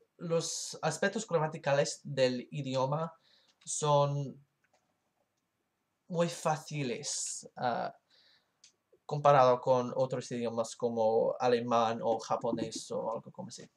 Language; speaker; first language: Spanish; non-native, learner; English